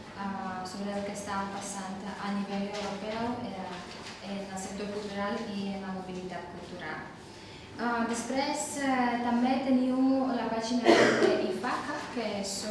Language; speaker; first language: Catalan; non-native, fluent; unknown